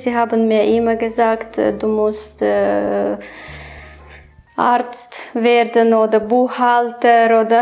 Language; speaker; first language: German; non-native, fluent; Romanian